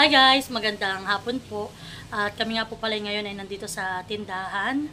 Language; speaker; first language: Filipino; native; Filipino